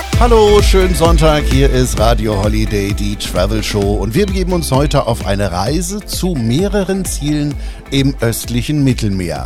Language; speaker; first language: German; native; German